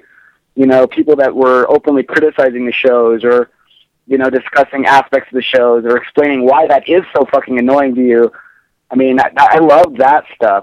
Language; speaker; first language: English; native; English